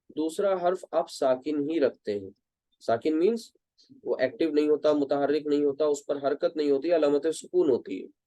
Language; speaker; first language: Urdu; native; Urdu